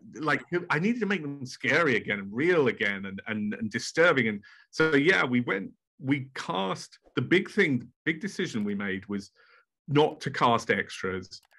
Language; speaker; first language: English; native; English